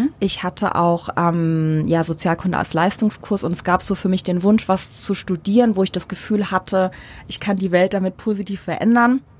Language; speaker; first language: German; early bilingual, other home language; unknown